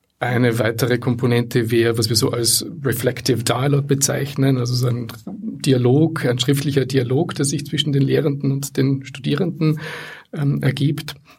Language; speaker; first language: German; native; German